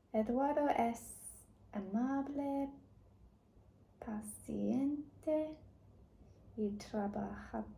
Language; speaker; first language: Spanish; non-native, learner; English